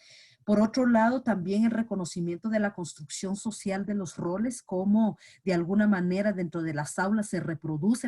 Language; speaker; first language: Spanish; native; Spanish